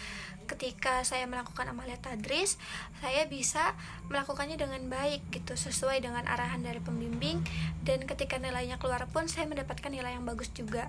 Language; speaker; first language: Indonesian; native; Indonesian